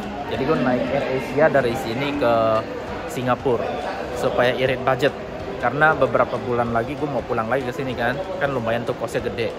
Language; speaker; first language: Indonesian; native; Indonesian